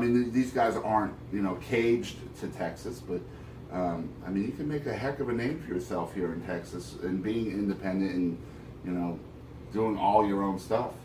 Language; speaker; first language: English; native; English